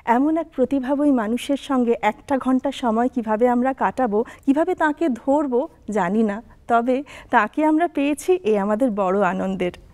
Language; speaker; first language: Bangla; native; Bangla